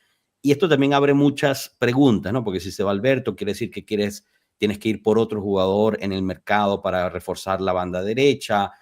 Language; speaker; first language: Spanish; native; Spanish